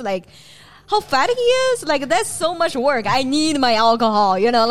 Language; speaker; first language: English; non-native, fluent; Chinese